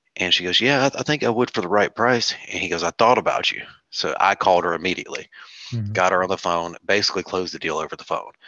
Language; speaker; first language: English; native; English